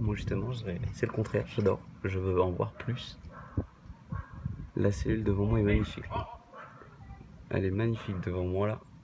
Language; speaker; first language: French; native; French